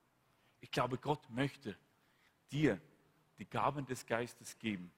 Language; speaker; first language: German; non-native, fluent; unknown